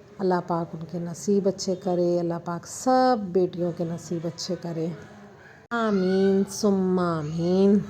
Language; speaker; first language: Urdu; native; Urdu